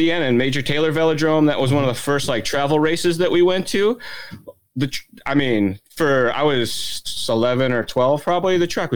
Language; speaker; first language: English; native; English